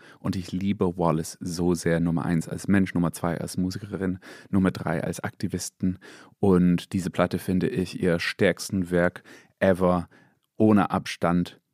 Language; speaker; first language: German; non-native, fluent; English